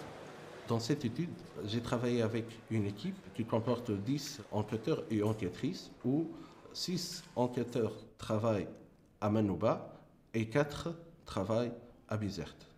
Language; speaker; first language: French; non-native, local second language; Arabic